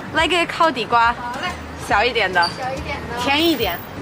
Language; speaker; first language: Chinese; non-native, fluent; English